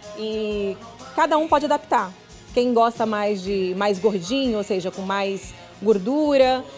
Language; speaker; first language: Portuguese; native; Portuguese